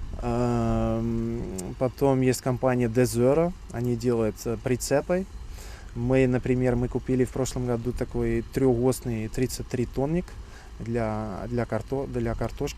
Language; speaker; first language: Russian; non-native, fluent; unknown